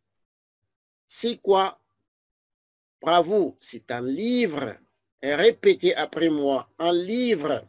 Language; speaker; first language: French; non-native, fluent; Arabic